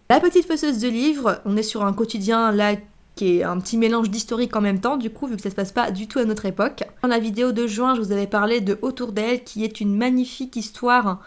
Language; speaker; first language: French; native; French